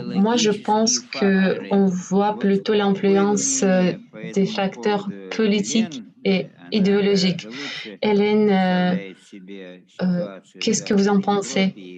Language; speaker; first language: French; non-native, fluent; Russian